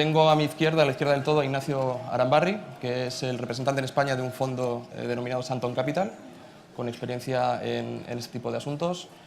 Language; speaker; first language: Spanish; native; Spanish